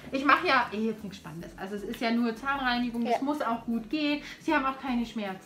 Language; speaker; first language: German; native; German